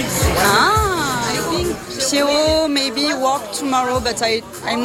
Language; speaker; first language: English; non-native, learner; French